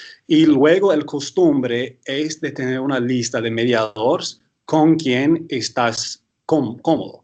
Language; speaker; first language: Spanish; early bilingual, heritage; English